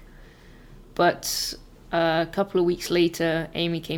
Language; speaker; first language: English; native; English